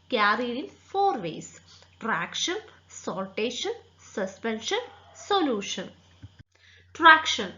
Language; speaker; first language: English; non-native, local second language; Malayalam